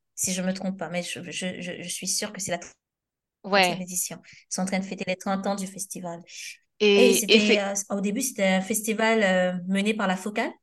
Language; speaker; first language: French; non-native, local second language; Haitian Creole